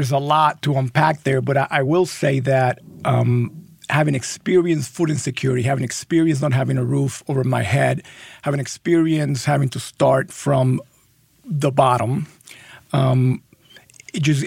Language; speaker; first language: English; non-native, fluent; Spanish